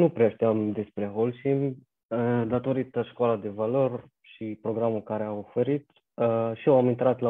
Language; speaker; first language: Romanian; non-native, fluent; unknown